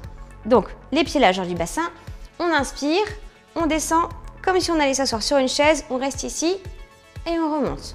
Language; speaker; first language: French; native; French